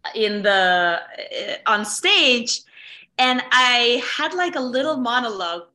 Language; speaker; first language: English; non-native, fluent; Spanish